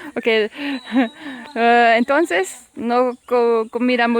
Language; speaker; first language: Spanish; non-native, learner; Dutch